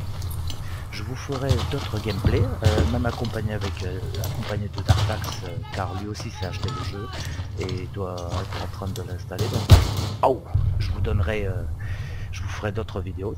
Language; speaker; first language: French; native; French